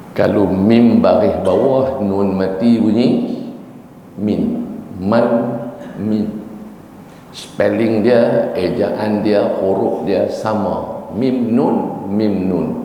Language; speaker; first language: Malay; native; Malay